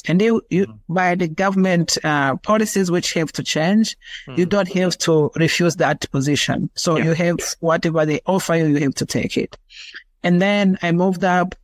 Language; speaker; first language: English; non-native, local second language; Kinyarwanda